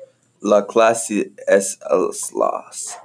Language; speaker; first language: Spanish; non-native, learner; English